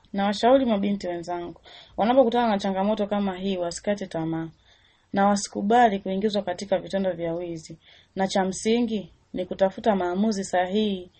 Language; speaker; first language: Swahili; native; Swahili